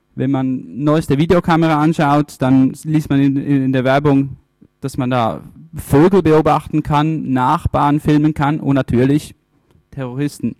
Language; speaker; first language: German; early bilingual, other home language; Italian